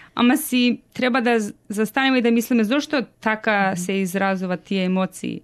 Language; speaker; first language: Macedonian; early bilingual, heritage; Macedonian